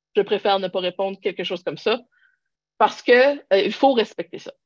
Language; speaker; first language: French; native; French